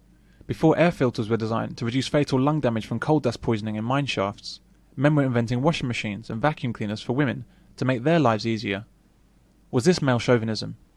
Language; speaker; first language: English; native; English